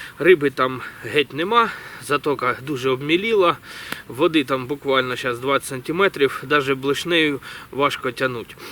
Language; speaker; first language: Ukrainian; native; Ukrainian